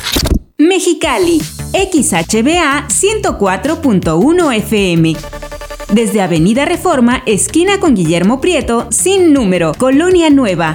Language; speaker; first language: Spanish; native; Spanish